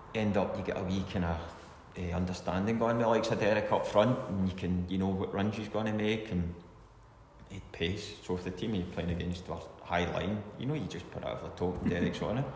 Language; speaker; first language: English; native; English